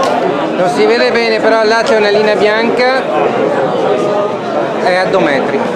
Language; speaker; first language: Italian; native; Italian